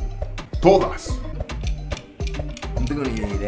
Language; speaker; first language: Spanish; native; Spanish